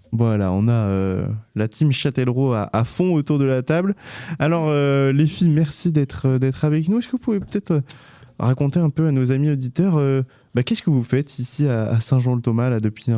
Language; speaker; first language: French; native; French